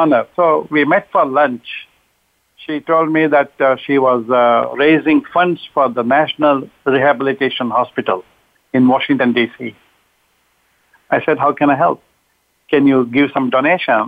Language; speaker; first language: English; non-native, local second language; Kannada